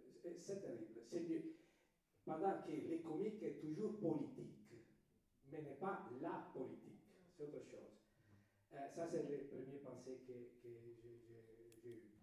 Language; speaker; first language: French; non-native, fluent; Italian